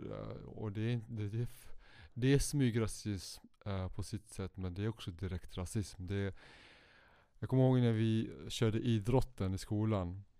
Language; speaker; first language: Swedish; early bilingual, other home language; Kurdish